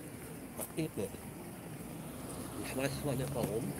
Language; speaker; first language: German; native; German